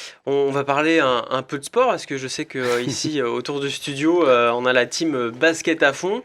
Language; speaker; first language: French; native; French